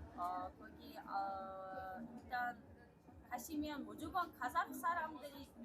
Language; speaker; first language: Korean; non-native, fluent; Kazakh